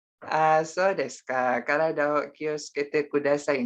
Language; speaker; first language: Japanese; non-native, learner; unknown